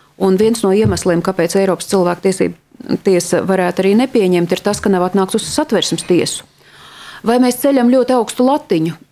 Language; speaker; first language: Latvian; native; Latvian